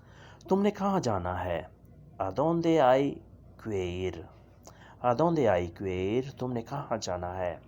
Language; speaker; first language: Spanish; non-native, learner; Urdu